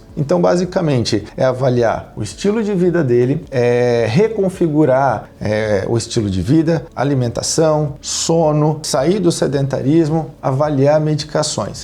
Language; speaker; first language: Portuguese; native; Portuguese